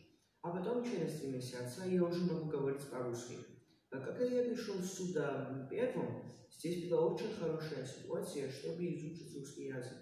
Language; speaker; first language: Russian; non-native, learner; Georgian